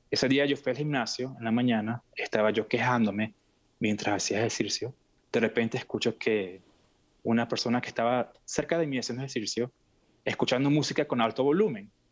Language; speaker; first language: Spanish; native; Spanish